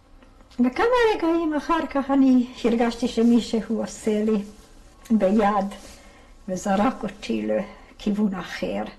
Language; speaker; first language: Hebrew; non-native, fluent; Hungarian